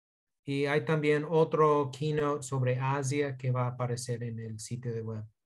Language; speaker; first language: Spanish; non-native, fluent; English